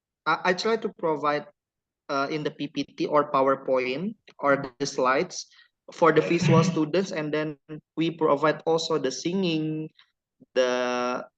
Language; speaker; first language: English; non-native, learner; Indonesian